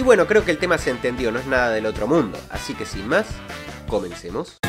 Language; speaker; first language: Spanish; native; Spanish